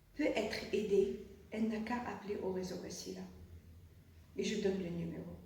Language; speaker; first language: French; non-native, local second language; Arabic